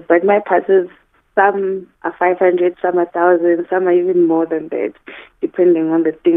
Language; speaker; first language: English; non-native, local second language; Zulu